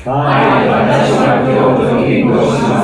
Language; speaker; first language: Japanese; non-native, learner; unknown